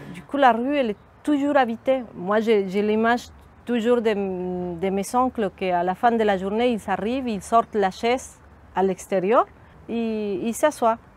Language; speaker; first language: French; non-native, fluent; Spanish